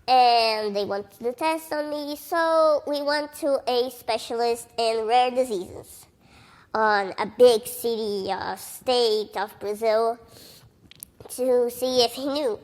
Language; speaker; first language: English; early bilingual, other home language; Portuguese